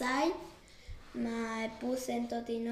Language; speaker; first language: Welsh; non-native, learner; Spanish